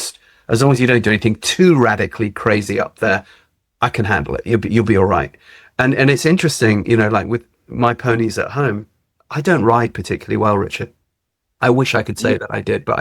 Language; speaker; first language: English; native; English